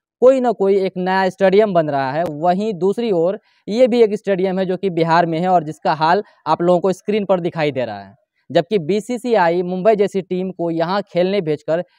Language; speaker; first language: Hindi; native; Hindi